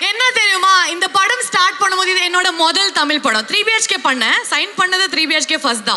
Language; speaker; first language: Tamil; non-native, learner; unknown